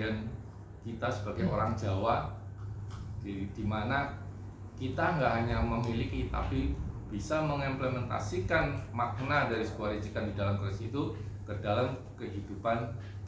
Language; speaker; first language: Indonesian; native; Indonesian